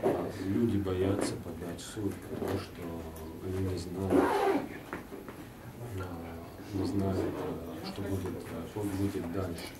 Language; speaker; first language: Russian; non-native, local second language; Latvian